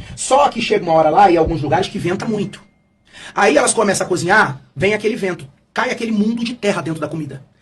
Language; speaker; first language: Portuguese; native; Portuguese